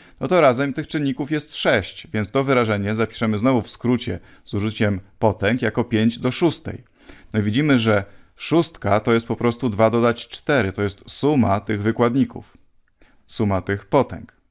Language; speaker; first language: Polish; native; Polish